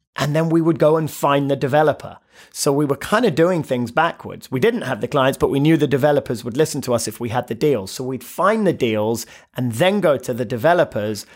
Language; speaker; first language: English; native; English